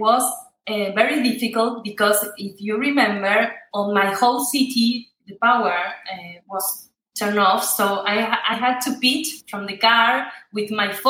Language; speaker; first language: English; non-native, fluent; Spanish